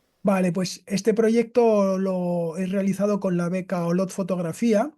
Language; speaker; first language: Spanish; native; Spanish